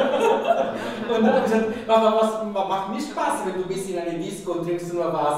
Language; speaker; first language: German; non-native, fluent; Italian